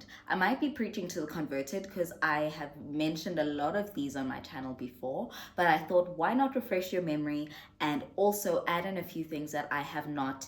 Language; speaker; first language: English; non-native, local second language; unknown